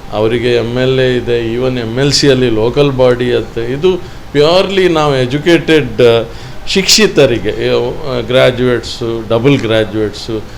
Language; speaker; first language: Kannada; native; Kannada